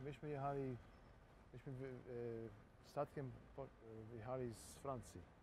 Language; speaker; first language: Polish; native; Polish